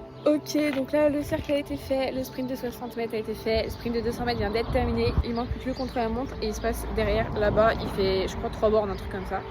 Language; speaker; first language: French; native; French